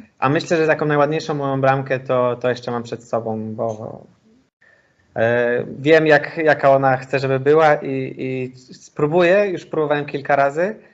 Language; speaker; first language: Polish; native; Polish